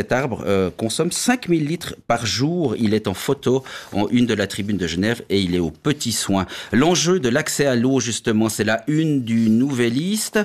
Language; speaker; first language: French; native; French